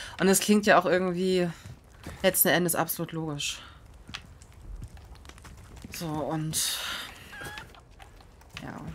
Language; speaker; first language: German; native; German